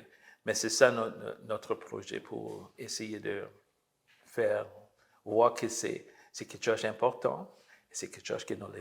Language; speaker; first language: French; early bilingual, heritage; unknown